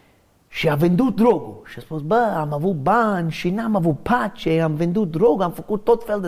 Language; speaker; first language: Romanian; non-native, learner; English